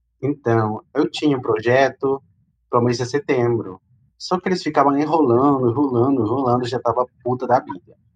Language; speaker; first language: Portuguese; non-native, fluent; Spanish